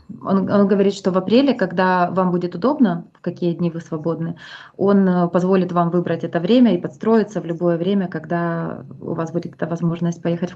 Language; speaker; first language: Russian; native; Russian